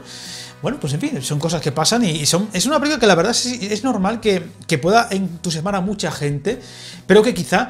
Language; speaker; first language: Spanish; native; Spanish